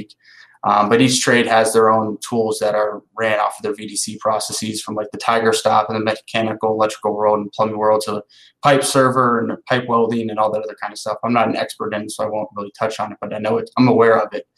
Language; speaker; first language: English; native; English